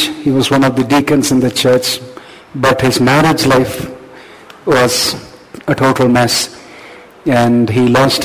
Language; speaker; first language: English; non-native, local second language; Malayalam